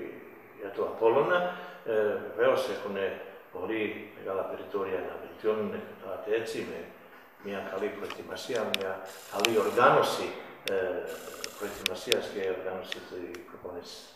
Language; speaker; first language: Greek; non-native, fluent; Serbian